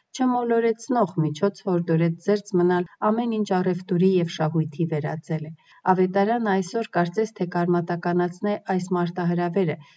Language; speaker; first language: Armenian; early bilingual, heritage; Armenian